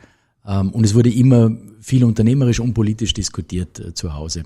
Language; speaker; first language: German; native; German